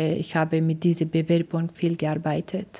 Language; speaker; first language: German; non-native, learner; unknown